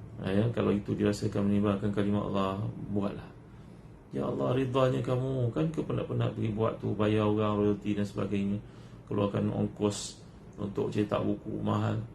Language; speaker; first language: Malay; native; Malay